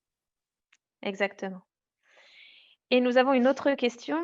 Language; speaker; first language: French; native; French